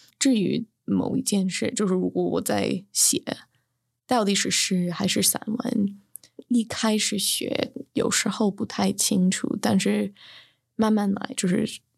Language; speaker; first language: Chinese; non-native, fluent; English